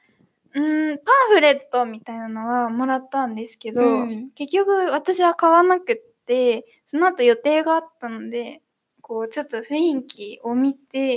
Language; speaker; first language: Japanese; native; Japanese